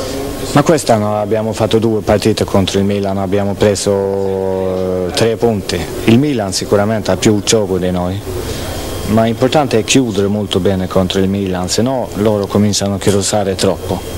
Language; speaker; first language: Italian; non-native, fluent; Swedish